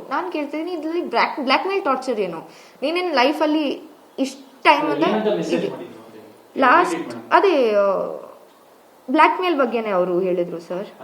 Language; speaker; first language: Kannada; non-native, local second language; Kodava